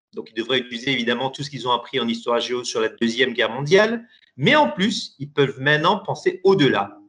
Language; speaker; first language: French; non-native, local second language; Persian